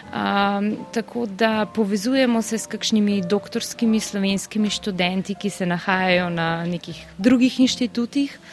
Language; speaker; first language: Slovenian; native; Slovenian